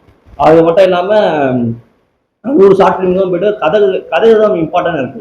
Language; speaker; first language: Tamil; native; Tamil